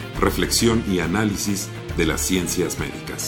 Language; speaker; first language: Spanish; native; Spanish